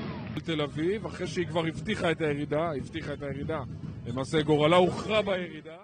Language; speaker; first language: Hebrew; native; Hebrew